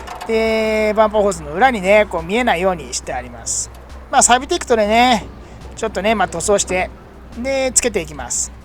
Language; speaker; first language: Japanese; native; Japanese